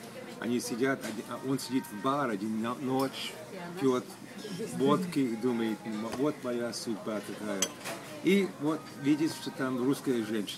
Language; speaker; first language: Russian; early bilingual, heritage; Russian